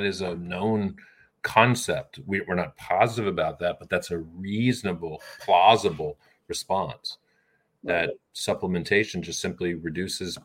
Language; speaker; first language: English; native; English